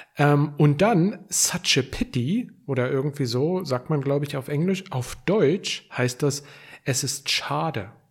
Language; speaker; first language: German; native; German